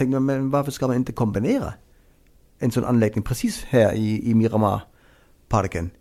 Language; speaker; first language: Swedish; non-native, fluent; German